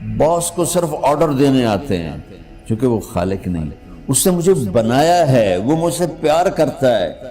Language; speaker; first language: Urdu; non-native, local second language; Punjabi